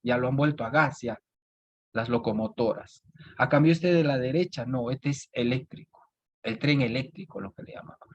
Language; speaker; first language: Spanish; native; Spanish